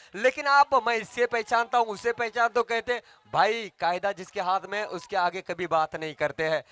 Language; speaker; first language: Hindi; non-native, local second language; Marathi